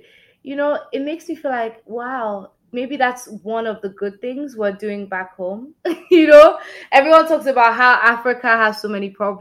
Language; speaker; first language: English; non-native, local second language; Yoruba